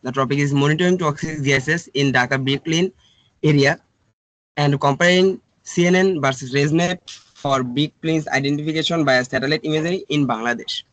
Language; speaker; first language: English; non-native, local second language; Bangla